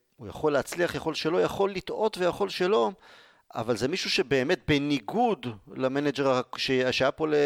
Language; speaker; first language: Hebrew; native; Hebrew